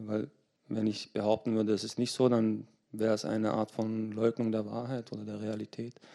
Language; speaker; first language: German; early bilingual, other home language; Turkish